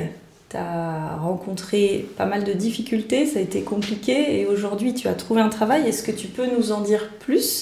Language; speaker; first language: French; native; French